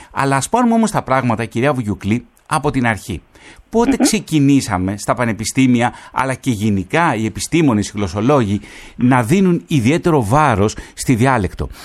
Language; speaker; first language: Greek; native; Greek